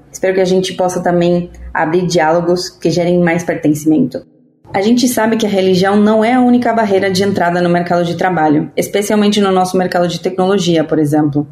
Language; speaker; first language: Portuguese; non-native, fluent; Spanish